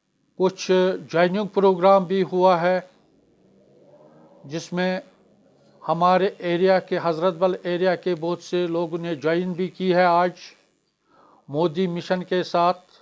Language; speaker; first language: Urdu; non-native, local second language; Kashmiri